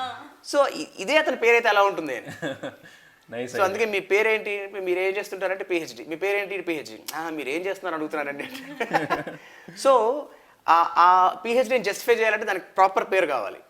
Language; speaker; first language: Telugu; native; Telugu